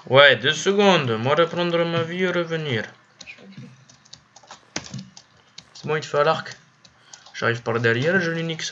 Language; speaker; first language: French; native; French